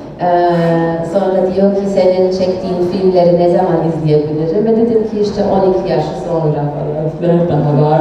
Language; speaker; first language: Turkish; early bilingual, heritage; Turkish